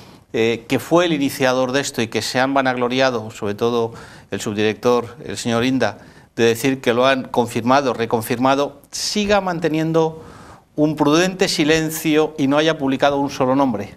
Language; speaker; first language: Spanish; native; Spanish